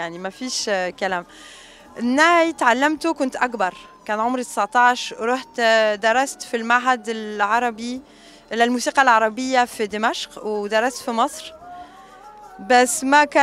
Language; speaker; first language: Arabic; native; Arabic